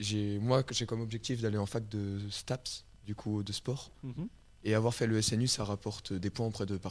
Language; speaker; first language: French; native; French